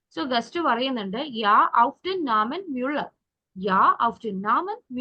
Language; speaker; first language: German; non-native, fluent; Malayalam